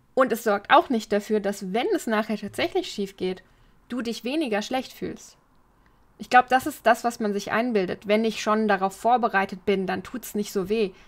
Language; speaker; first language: German; native; German